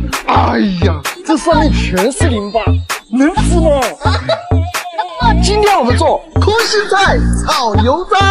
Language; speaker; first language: Chinese; native; Chinese